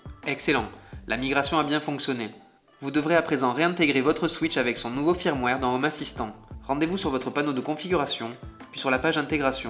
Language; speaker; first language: French; native; French